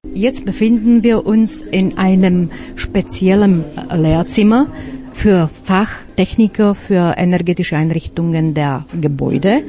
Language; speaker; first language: German; non-native, fluent; Slovak